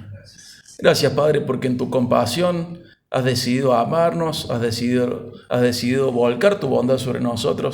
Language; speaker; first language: Spanish; native; Spanish